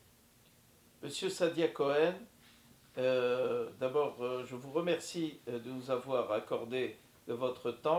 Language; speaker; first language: French; native; French